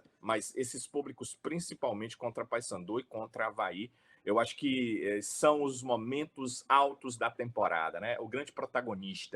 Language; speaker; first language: Portuguese; native; Portuguese